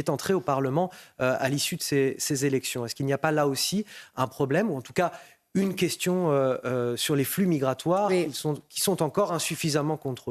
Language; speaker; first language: French; native; French